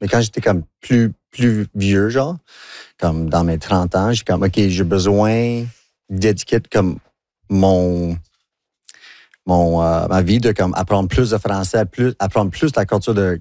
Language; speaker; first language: French; non-native, local second language; English